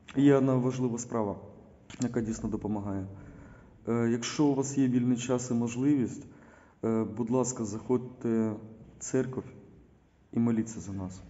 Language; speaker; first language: Ukrainian; non-native, local second language; Russian